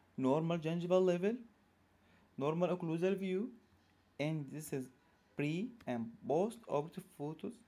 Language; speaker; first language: English; non-native, fluent; Arabic